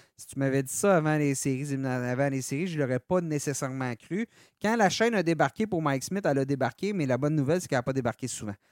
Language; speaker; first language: French; native; French